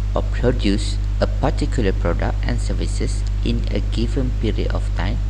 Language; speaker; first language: English; non-native, local second language; Malay